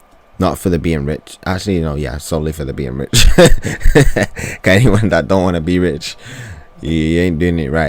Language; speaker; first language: English; native; English